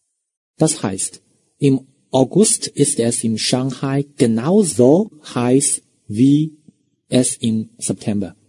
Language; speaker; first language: German; non-native, fluent; Chinese